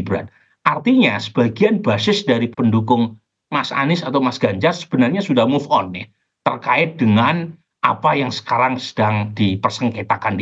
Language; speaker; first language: Indonesian; native; Indonesian